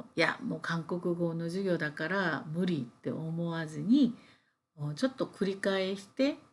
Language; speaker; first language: Japanese; non-native, fluent; Korean